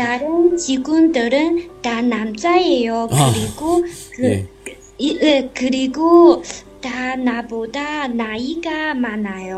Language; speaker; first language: Korean; non-native, learner; Chinese